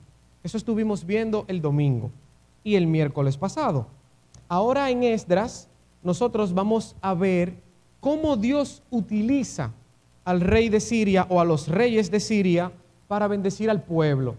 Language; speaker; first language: Spanish; native; Spanish